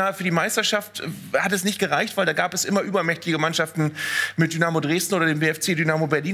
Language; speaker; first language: German; native; German